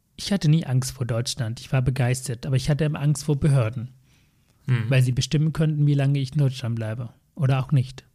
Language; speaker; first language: German; non-native, fluent; Tamil